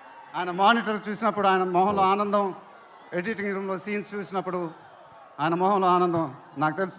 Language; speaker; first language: Telugu; native; Telugu